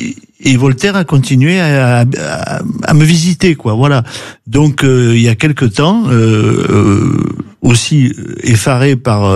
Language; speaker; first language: French; native; French